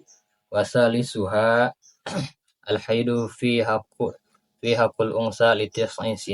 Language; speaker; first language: Arabic; non-native, learner; Indonesian